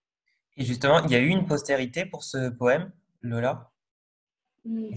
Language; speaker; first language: French; native; French